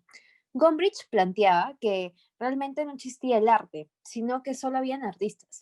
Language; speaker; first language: Spanish; native; Spanish